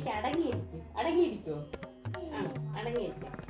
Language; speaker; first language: Malayalam; native; Malayalam